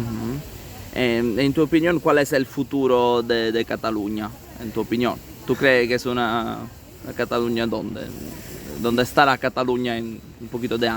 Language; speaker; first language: Spanish; non-native, learner; Italian